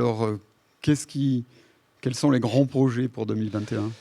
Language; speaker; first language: French; native; French